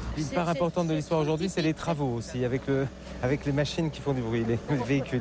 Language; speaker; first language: French; native; French